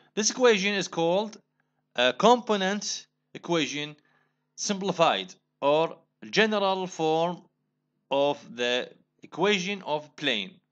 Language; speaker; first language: English; non-native, fluent; Arabic